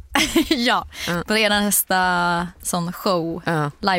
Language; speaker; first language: Swedish; native; Swedish